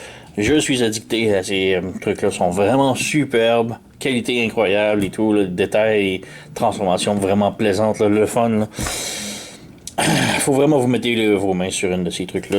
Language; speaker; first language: French; native; French